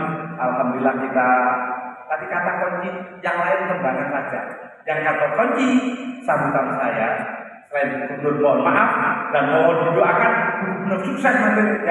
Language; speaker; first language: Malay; non-native, local second language; Javanese